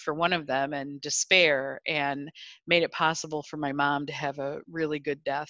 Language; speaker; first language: English; native; English